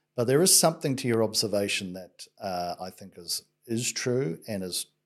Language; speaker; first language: English; native; English